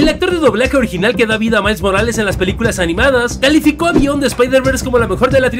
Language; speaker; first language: Spanish; native; Spanish